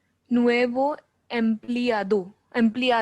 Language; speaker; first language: Spanish; non-native, learner; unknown